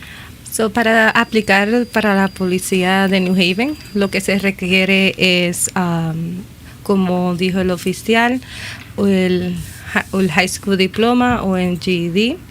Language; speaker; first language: Spanish; early bilingual, other home language; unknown